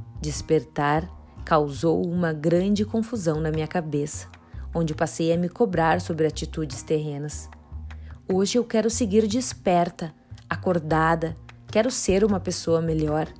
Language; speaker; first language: Portuguese; native; Portuguese